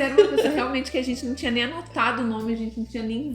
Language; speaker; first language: Portuguese; native; Portuguese